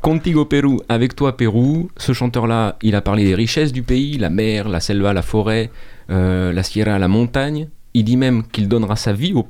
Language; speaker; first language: French; native; French